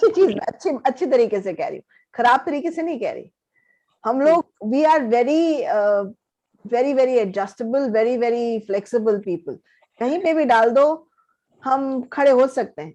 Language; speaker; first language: Hindi; native; Hindi